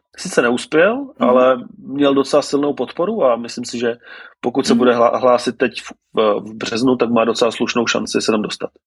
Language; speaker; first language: Czech; native; Czech